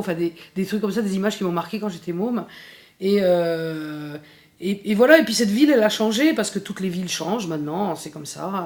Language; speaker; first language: French; native; French